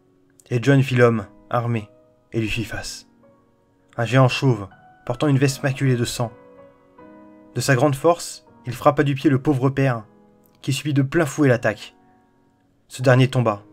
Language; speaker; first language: French; native; French